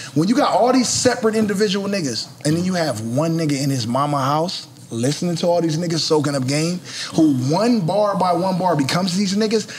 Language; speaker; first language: English; native; English